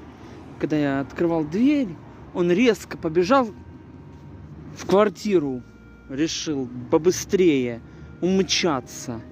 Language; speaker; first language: Russian; native; Russian